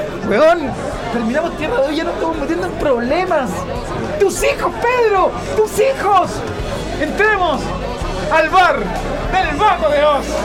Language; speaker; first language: Spanish; native; Spanish